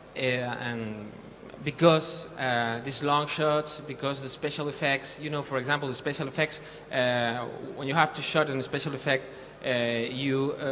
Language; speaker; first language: English; non-native, fluent; Spanish